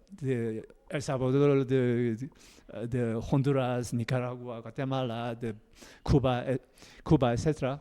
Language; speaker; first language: Spanish; non-native, learner; Korean